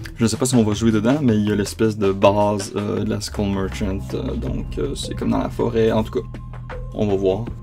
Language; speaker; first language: French; native; French